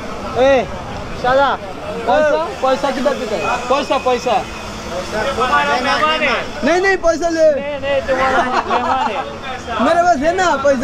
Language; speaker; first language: Hindi; non-native, learner; Bangla